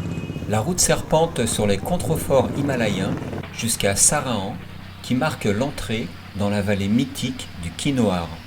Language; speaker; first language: French; native; French